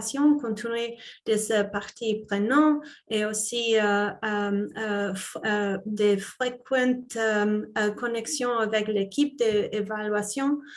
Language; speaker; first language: French; non-native, fluent; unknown